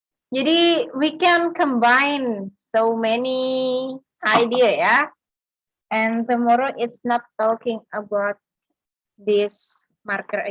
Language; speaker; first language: English; non-native, fluent; Indonesian